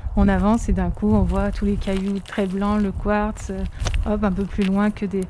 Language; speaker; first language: French; native; French